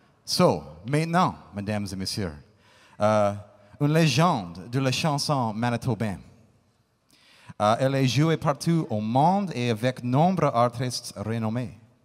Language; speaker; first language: French; native; French